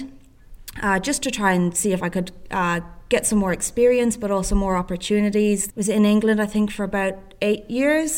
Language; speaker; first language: English; native; English